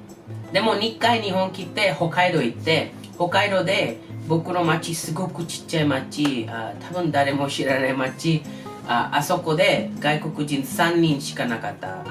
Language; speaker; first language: Japanese; non-native, learner; English